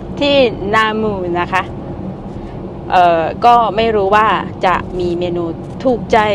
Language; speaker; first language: Thai; native; Thai